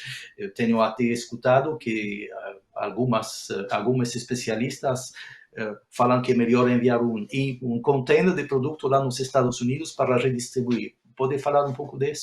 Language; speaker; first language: Portuguese; non-native, fluent; Spanish